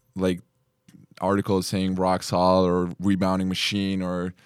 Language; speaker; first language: English; early bilingual, other home language; Lithuanian